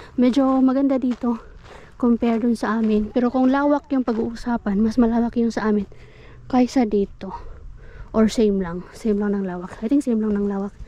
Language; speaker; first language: Filipino; native; Filipino